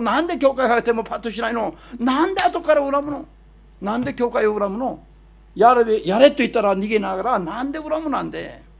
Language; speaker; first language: Japanese; non-native, fluent; Korean